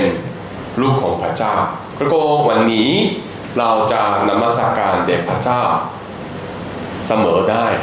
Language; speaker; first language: Thai; non-native, fluent; Korean